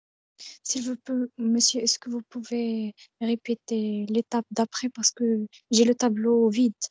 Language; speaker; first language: French; non-native, local second language; Arabic